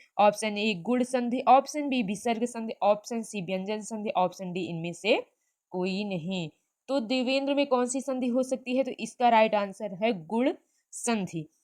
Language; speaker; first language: Hindi; native; Hindi